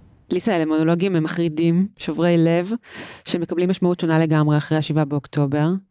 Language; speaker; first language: Hebrew; native; Hebrew